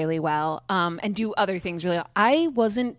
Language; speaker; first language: English; native; English